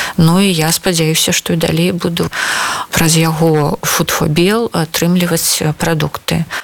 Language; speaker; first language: Belarusian; non-native, local second language; Russian